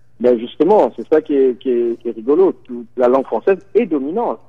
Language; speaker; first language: French; non-native, local second language; Morisyen